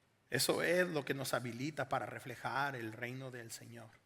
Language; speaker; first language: Spanish; native; Spanish